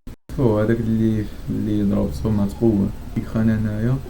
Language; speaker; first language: Arabic; native; Arabic